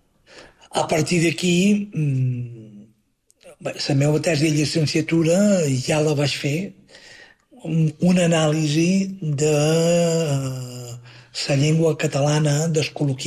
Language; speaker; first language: Catalan; native; Catalan